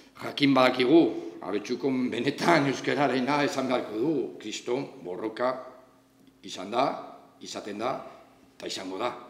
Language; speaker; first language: Basque; non-native, local second language; Spanish